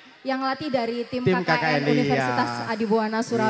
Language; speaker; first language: Indonesian; native; Indonesian